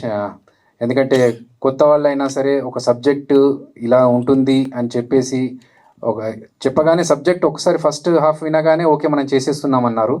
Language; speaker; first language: Telugu; native; Telugu